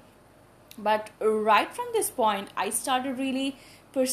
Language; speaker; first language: English; non-native, local second language; Hindi